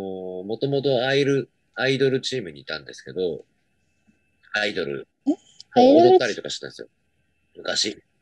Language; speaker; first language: Japanese; native; Japanese